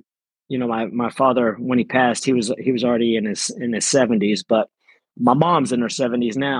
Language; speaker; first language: English; native; English